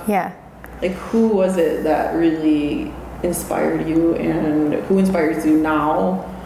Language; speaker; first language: English; early bilingual, other home language; Spanish